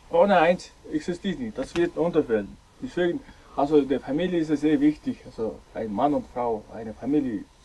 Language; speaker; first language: German; non-native, learner; Mongolian